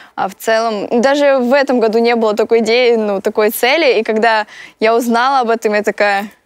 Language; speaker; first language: Russian; native; Russian